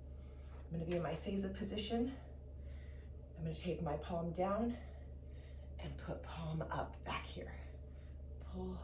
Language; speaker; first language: English; native; English